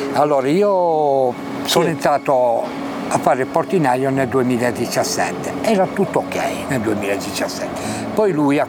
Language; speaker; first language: Italian; native; Italian